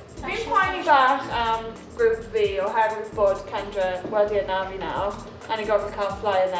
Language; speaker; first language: Welsh; native; Welsh